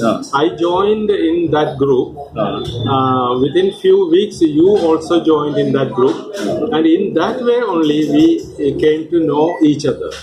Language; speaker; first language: English; non-native, local second language; Malayalam